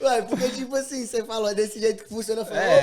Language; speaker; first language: Portuguese; native; Portuguese